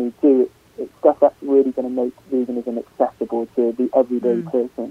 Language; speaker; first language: English; native; English